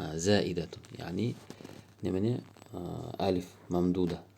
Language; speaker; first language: Arabic; non-native, fluent; Kazakh